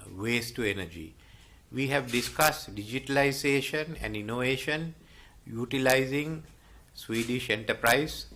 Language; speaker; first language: English; non-native, local second language; Sinhala